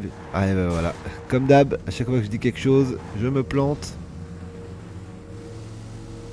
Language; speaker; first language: French; native; French